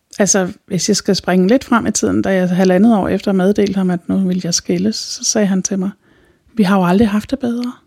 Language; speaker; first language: Danish; native; Danish